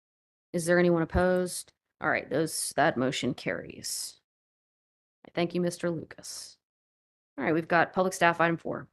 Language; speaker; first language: English; native; English